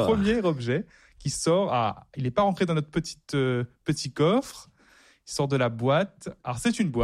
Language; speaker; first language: French; native; French